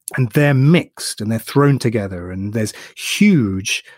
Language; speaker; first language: English; native; English